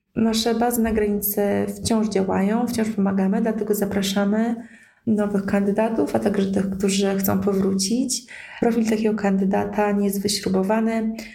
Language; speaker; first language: Polish; native; Polish